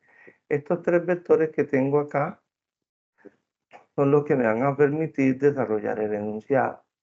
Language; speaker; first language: Spanish; native; Spanish